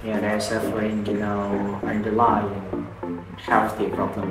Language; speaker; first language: English; non-native, fluent; Vietnamese